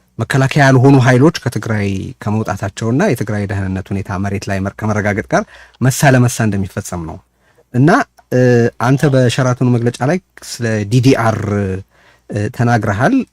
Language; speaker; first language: Amharic; native; Amharic